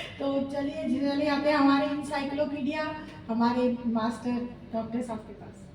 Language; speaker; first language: Hindi; non-native, local second language; Bangla